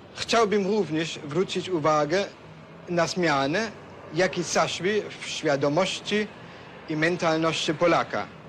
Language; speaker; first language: Polish; non-native, fluent; German